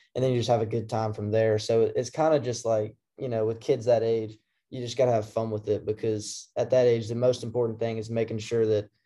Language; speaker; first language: English; native; English